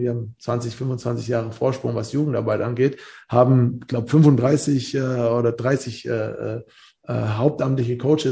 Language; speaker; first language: German; native; German